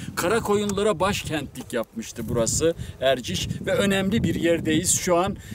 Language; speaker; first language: Turkish; native; Turkish